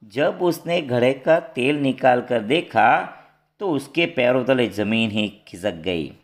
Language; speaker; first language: Hindi; non-native, local second language; Gujarati